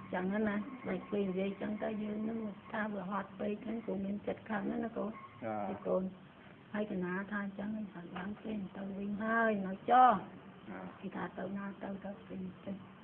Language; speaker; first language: Khmer; native; Khmer